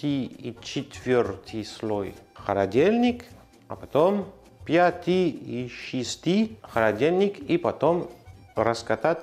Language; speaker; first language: Russian; non-native, learner; French